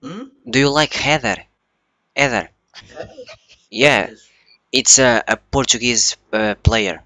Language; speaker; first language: English; non-native, learner; Portuguese